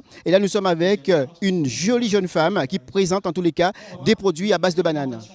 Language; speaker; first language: French; native; French